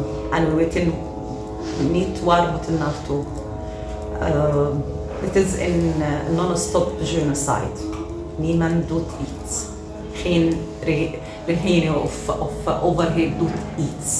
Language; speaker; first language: Dutch; non-native, learner; Arabic